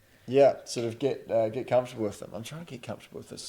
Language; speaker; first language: English; native; English